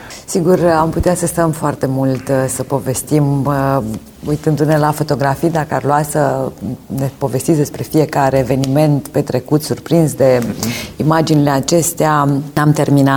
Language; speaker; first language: Romanian; native; Romanian